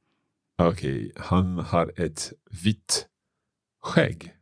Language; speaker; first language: Swedish; non-native, learner; English